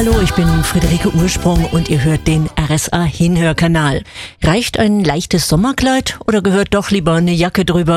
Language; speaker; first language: German; native; German